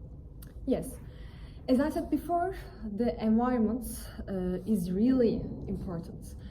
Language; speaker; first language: English; non-native, fluent; Turkish